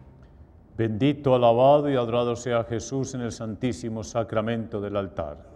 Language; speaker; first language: Spanish; native; Spanish